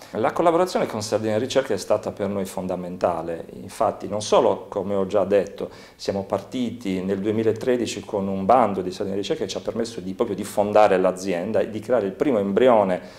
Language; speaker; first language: Italian; native; Italian